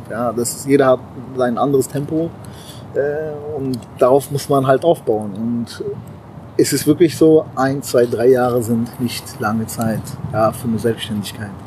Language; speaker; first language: German; early bilingual, other home language; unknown